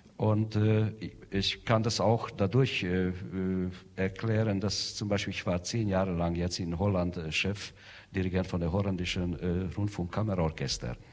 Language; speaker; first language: German; non-native, fluent; Hungarian